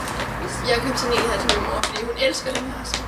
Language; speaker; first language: Danish; native; Danish